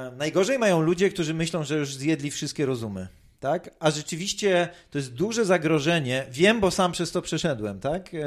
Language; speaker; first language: Polish; native; Polish